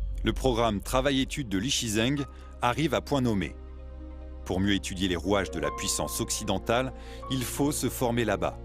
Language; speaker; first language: French; native; French